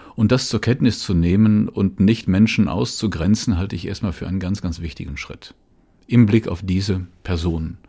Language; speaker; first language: German; native; German